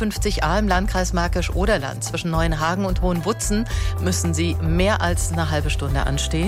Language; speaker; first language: German; native; German